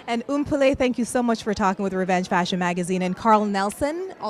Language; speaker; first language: English; native; English